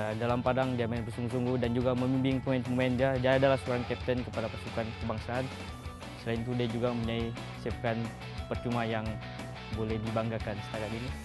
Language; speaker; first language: Malay; native; Malay